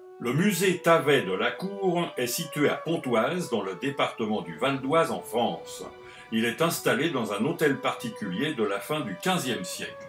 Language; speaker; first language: French; native; French